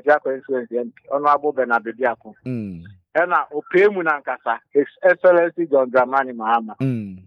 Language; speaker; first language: English; non-native, local second language; Akan